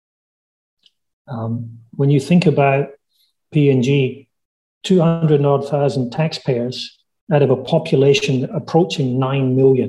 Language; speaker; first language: English; native; English